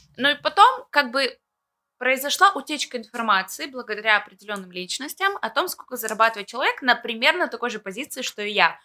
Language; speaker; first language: Russian; native; Russian